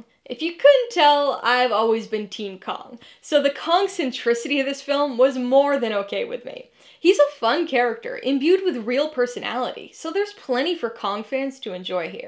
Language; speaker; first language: English; native; English